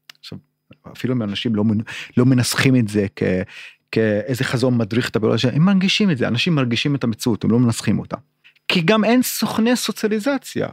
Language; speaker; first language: Hebrew; non-native, local second language; Arabic